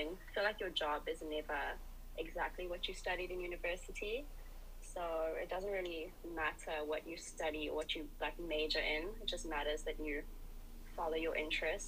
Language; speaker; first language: English; native; English